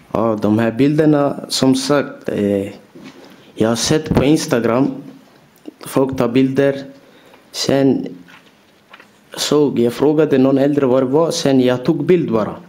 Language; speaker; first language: Swedish; early bilingual, other home language; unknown